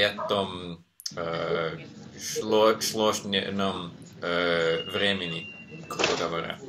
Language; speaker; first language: Russian; non-native, learner; Norwegian